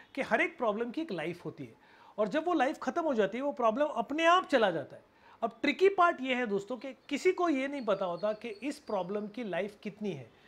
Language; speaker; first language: Hindi; non-native, local second language; Marathi